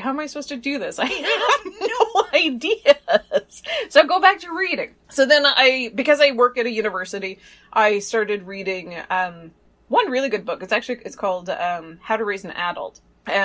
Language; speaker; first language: English; native; English